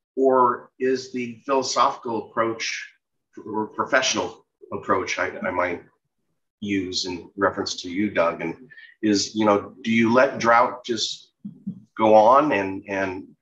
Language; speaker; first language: English; native; English